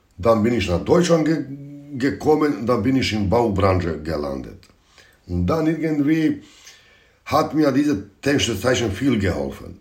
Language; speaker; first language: German; non-native, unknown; Bosnian